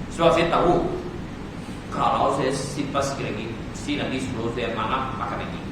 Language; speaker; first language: Malay; non-native, local second language; Chinese